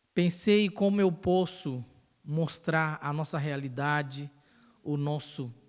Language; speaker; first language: Portuguese; non-native, local second language; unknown